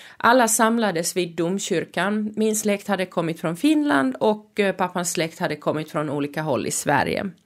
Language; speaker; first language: Swedish; non-native, local second language; Finnish